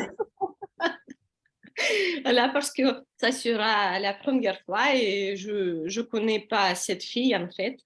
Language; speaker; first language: French; non-native, learner; Russian